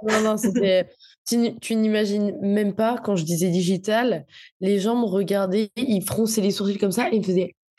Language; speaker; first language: French; non-native, local second language; Morisyen